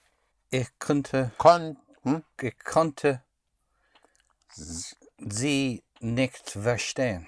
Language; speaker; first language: German; non-native, learner; English